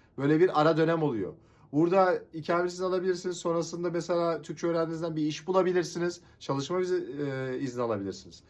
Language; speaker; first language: Turkish; native; Turkish